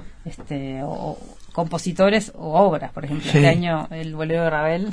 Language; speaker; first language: Spanish; native; Spanish